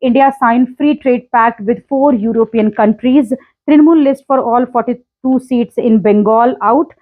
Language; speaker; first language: English; non-native, local second language; Hindi